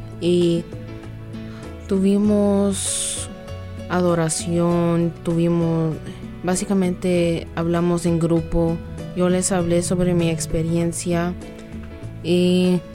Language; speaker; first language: Spanish; early bilingual, other home language; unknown